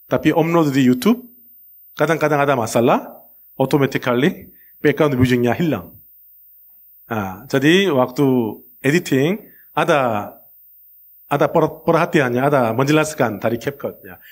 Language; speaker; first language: Indonesian; non-native, learner; Korean